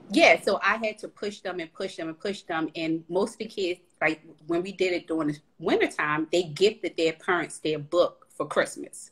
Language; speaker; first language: English; native; English